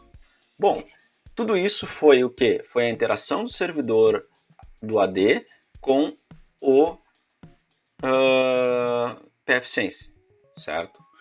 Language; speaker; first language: Portuguese; native; Portuguese